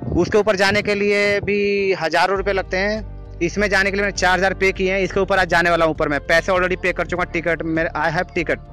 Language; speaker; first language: Hindi; native; Hindi